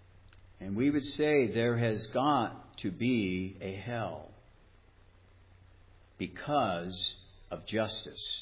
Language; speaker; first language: English; native; English